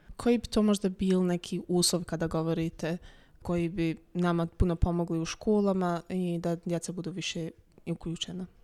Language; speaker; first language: Croatian; native; Croatian